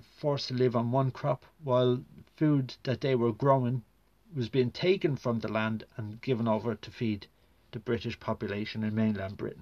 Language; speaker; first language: English; native; English